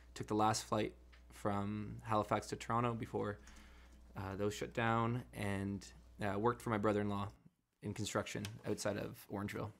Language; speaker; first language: English; native; English